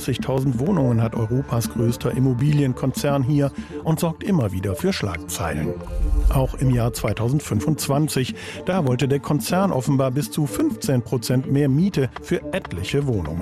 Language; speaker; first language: German; native; German